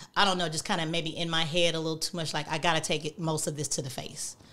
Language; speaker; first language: English; native; English